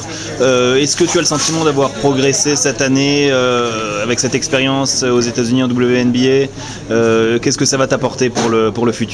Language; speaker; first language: French; native; French